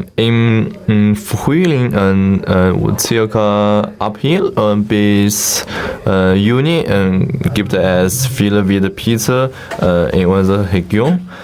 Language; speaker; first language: German; non-native, learner; Chinese